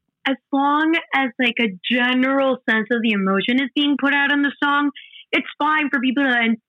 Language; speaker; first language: English; non-native, fluent; Spanish